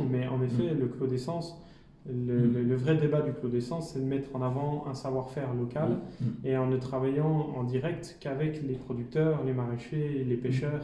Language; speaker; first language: French; native; French